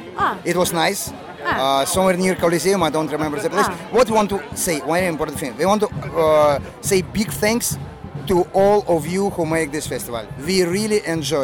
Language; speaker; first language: English; non-native, learner; Russian